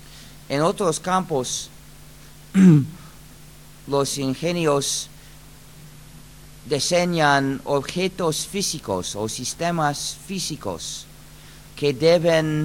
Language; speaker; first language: Spanish; non-native, fluent; English